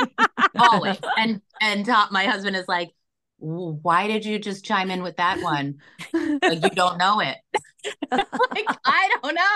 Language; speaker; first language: English; native; English